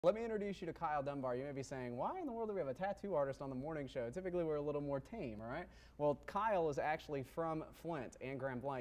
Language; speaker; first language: English; native; English